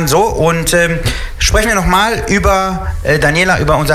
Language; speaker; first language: German; native; German